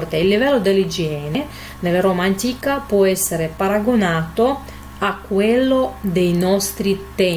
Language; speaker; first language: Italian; non-native, fluent; Russian